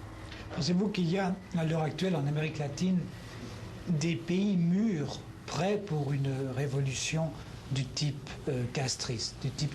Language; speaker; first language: French; native; French